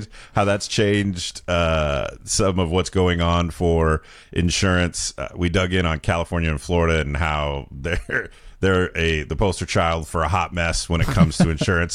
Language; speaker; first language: English; native; English